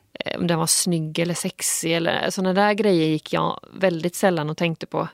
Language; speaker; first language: Swedish; native; Swedish